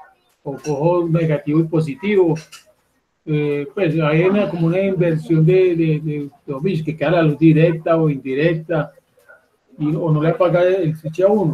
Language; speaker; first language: Spanish; native; Spanish